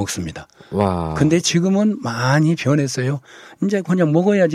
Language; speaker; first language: Korean; native; Korean